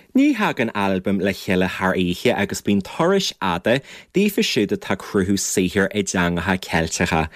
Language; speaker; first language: Irish; native; Irish